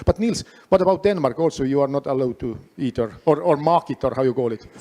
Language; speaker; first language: English; non-native, fluent; Estonian